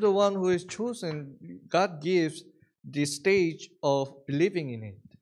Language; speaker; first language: English; non-native, fluent; Korean